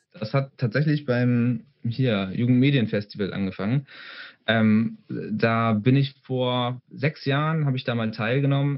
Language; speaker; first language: German; native; German